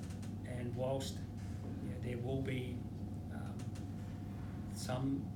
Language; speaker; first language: English; native; English